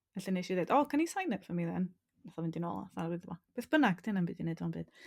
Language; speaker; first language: Welsh; native; Welsh